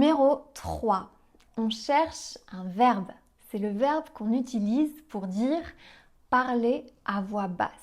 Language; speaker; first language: French; native; French